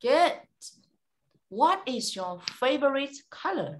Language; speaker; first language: English; non-native, fluent; Vietnamese